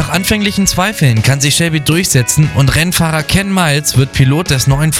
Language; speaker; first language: German; native; German